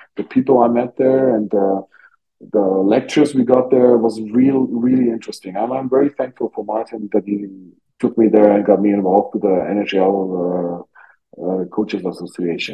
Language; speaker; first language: English; non-native, fluent; German